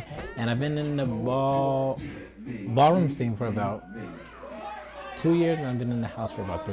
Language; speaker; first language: English; native; English